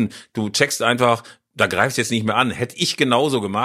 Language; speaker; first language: German; native; German